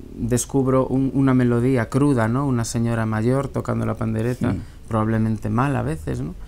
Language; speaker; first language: Spanish; native; Spanish